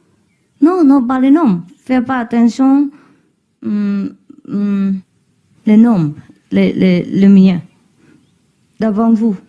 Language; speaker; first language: French; non-native, learner; Vietnamese